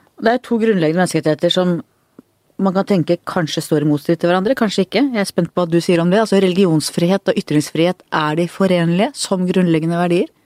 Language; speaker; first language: Norwegian; native; Norwegian